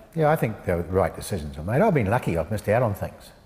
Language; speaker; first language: English; native; English